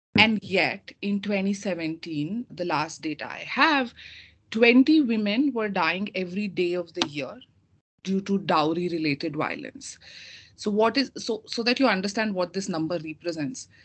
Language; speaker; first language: English; non-native, local second language; Hindi